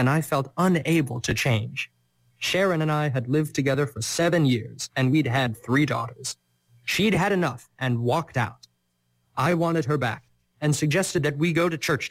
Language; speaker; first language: English; native; English